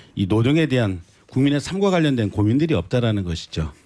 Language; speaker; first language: Korean; native; Korean